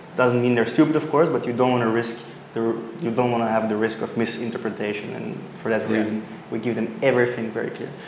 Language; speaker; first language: English; non-native, fluent; Dutch